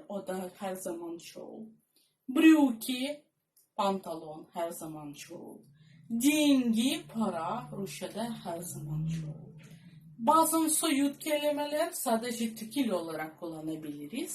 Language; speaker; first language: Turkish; non-native, fluent; Russian